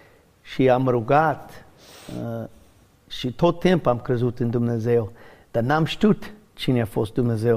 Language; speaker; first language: Romanian; non-native, learner; English